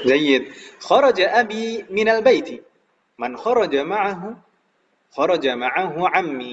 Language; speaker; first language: Arabic; non-native, fluent; Indonesian